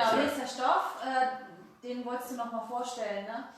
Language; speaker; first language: German; native; German